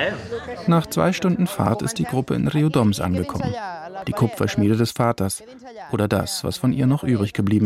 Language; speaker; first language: German; native; German